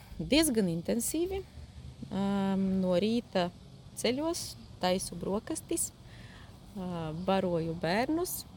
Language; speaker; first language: Latvian; non-native, local second language; Polish